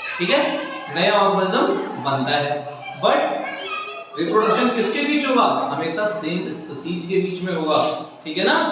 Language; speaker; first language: Hindi; native; Hindi